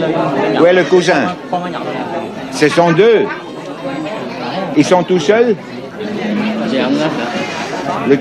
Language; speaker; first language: French; non-native, fluent; Swiss German